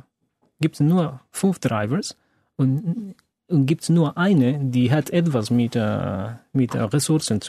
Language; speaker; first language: German; non-native, fluent; Spanish